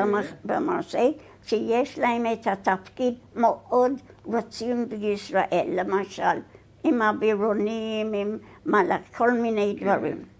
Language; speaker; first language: Hebrew; non-native, fluent; English